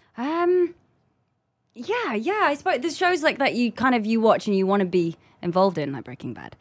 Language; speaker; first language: English; native; English